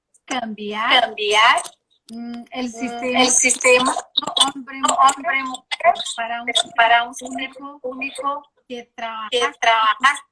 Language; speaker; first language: Spanish; non-native, learner; Portuguese